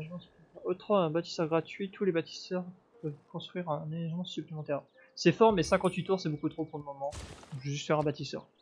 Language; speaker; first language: French; native; French